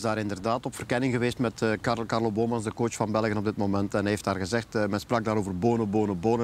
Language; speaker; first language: Dutch; native; Dutch